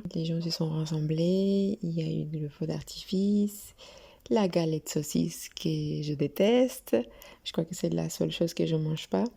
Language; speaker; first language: French; non-native, fluent; Spanish